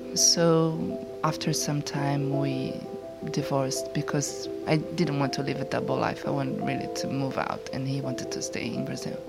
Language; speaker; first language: English; non-native, fluent; Portuguese